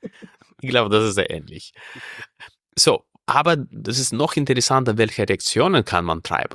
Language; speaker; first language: German; non-native, fluent; Russian